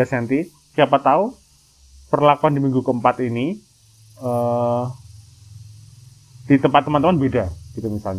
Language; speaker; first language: Indonesian; native; Indonesian